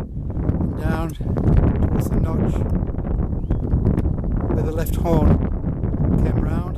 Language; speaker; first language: English; native; English